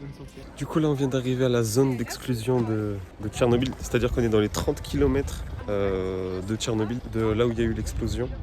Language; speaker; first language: French; native; French